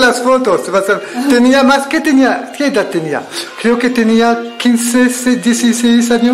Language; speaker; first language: Spanish; non-native, learner; French